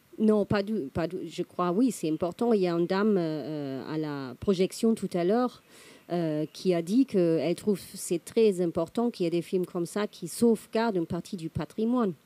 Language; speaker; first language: French; non-native, fluent; German